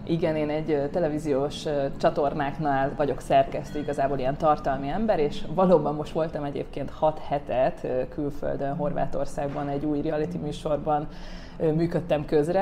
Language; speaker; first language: Hungarian; native; Hungarian